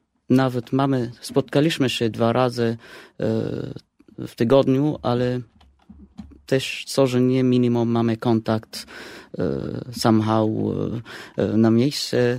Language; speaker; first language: Polish; non-native, fluent; Arabic